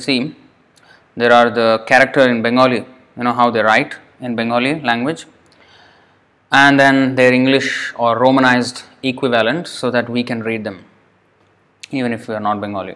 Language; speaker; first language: English; non-native, local second language; Telugu